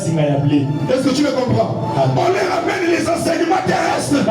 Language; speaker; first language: French; non-native, local second language; Lingala